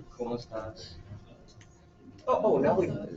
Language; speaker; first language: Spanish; non-native, learner; English